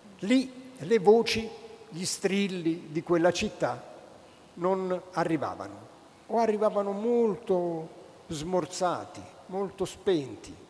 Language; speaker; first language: Italian; native; Italian